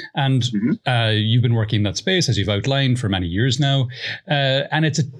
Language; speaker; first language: English; native; English